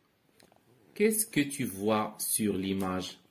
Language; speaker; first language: French; non-native, local second language; Arabic